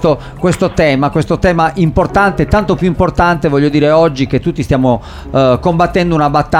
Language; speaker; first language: Italian; native; Italian